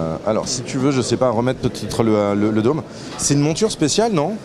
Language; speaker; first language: French; native; French